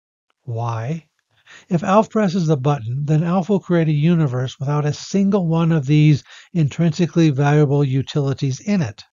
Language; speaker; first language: English; native; English